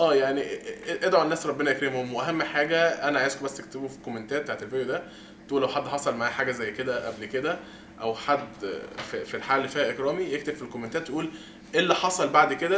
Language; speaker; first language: Arabic; native; Arabic